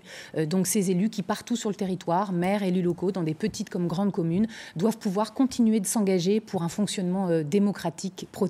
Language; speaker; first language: French; native; French